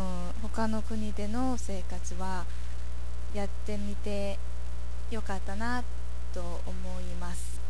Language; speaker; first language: Japanese; non-native, fluent; Korean